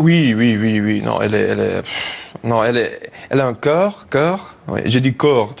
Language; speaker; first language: French; non-native, learner; English